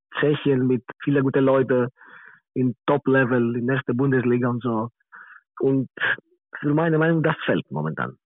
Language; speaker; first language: German; non-native, learner; Greek